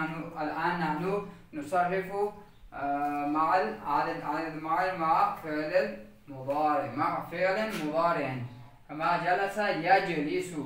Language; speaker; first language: Arabic; non-native, fluent; Urdu